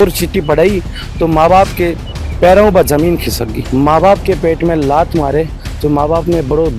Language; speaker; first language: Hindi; non-native, local second language; Marwari